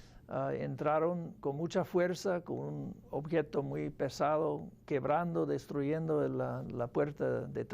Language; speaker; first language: Spanish; non-native, fluent; English